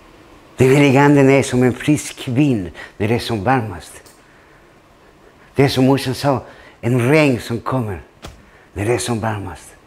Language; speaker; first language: Swedish; non-native, fluent; Spanish